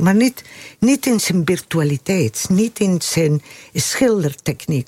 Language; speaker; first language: Dutch; non-native, fluent; Spanish